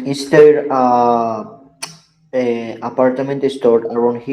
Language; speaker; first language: English; non-native, learner; Spanish